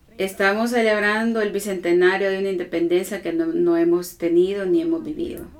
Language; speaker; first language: Spanish; native; Spanish